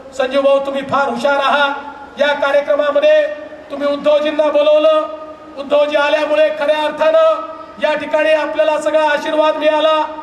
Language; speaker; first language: Marathi; native; Marathi